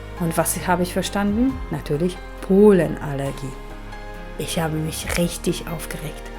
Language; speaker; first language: German; non-native, fluent; Polish